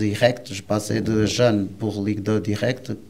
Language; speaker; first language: French; non-native, learner; Portuguese